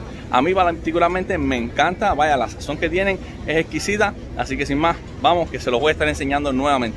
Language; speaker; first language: Spanish; native; Spanish